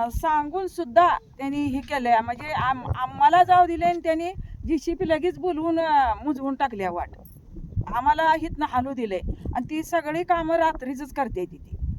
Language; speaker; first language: Marathi; native; Marathi